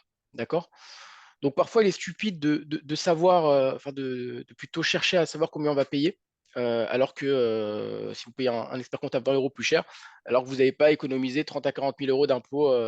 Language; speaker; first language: French; native; French